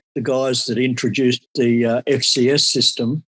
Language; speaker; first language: English; native; English